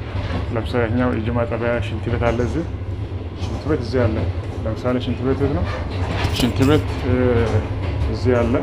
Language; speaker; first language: Amharic; non-native, local second language; Oromo